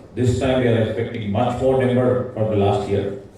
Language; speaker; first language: English; non-native, local second language; Telugu